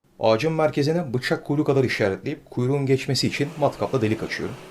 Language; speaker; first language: Turkish; native; Turkish